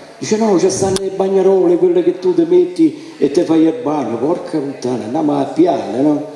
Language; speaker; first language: Italian; native; Italian